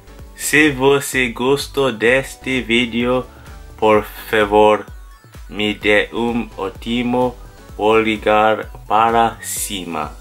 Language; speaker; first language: Portuguese; non-native, learner; English